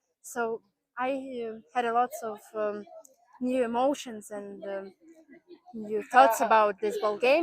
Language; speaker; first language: English; non-native, learner; Russian